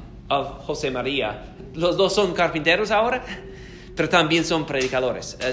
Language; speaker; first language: Spanish; non-native, fluent; English